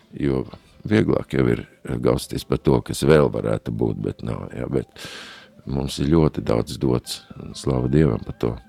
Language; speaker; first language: Latvian; native; Latvian